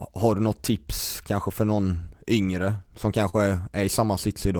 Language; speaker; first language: Swedish; early bilingual, other home language; Albanian